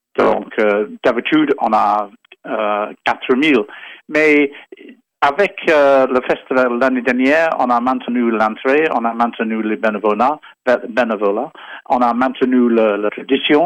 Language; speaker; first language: French; non-native, fluent; English